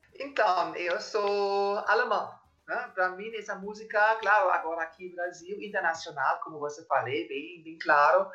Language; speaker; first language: Portuguese; non-native, fluent; German